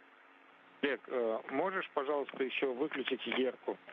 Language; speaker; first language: Russian; native; Russian